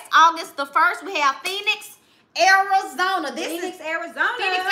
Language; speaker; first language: English; native; English